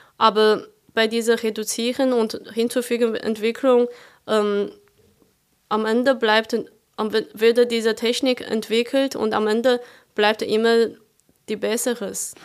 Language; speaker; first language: German; non-native, fluent; Chinese